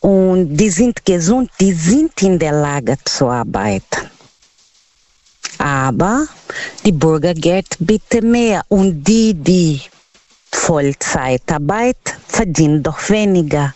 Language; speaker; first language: German; non-native, learner; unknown